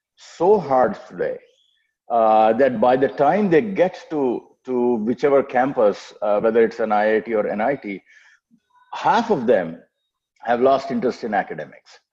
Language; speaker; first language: English; non-native, local second language; Telugu